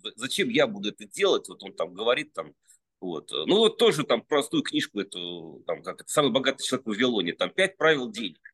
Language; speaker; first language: Russian; native; Russian